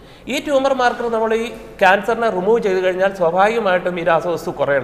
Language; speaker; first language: Malayalam; native; Malayalam